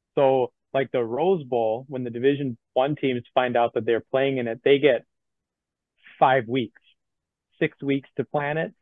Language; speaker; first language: English; native; English